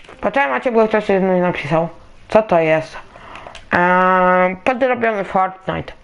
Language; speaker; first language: Polish; native; Polish